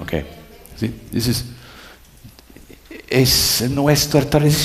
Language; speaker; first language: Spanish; non-native, learner; English